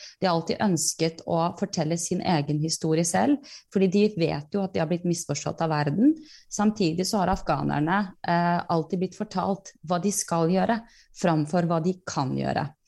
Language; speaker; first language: Norwegian; early bilingual, other home language; Persian